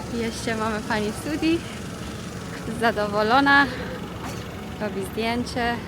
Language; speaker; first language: Polish; non-native, learner; Persian